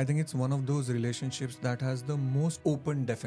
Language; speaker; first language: English; non-native, local second language; Hindi